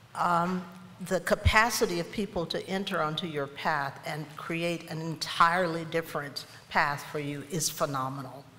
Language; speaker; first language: English; native; English